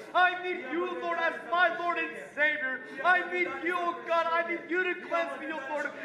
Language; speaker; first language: English; non-native, fluent; Spanish